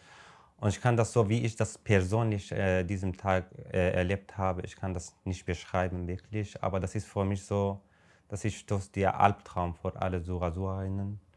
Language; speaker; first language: German; non-native, fluent; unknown